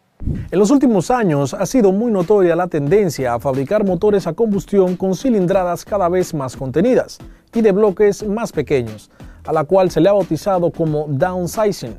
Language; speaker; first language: Spanish; native; Spanish